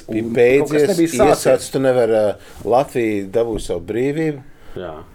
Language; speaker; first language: Latvian; early bilingual, heritage; Latvian